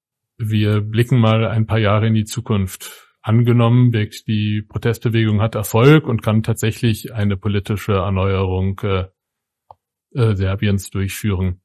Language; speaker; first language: German; native; German